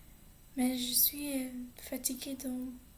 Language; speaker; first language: French; non-native, learner; English